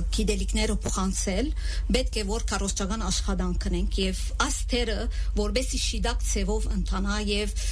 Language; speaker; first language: Armenian; native; Armenian